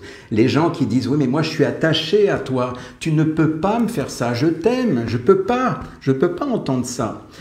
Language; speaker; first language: French; native; French